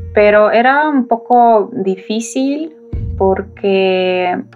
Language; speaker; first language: Spanish; non-native, fluent; Ukrainian